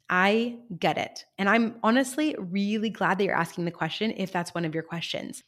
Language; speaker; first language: English; native; English